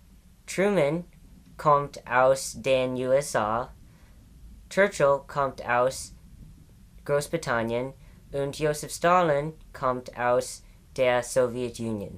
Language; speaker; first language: German; non-native, learner; English